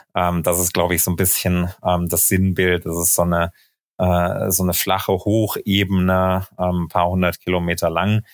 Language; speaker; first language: German; native; German